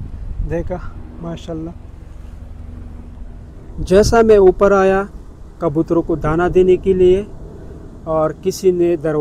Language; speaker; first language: Hindi; non-native, fluent; Pashto